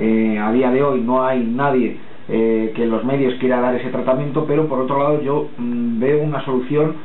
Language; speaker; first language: Spanish; native; Spanish